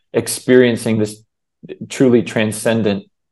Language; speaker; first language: English; native; English